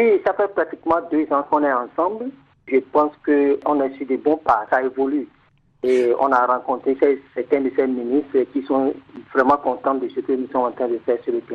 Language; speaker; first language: French; non-native, fluent; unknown